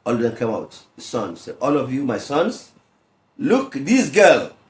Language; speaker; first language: English; non-native, local second language; Yoruba